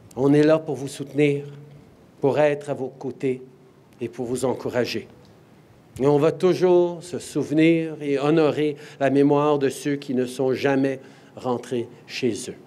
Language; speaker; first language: French; native; French